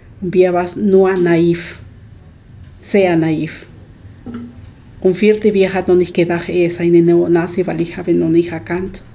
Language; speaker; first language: German; non-native, learner; Spanish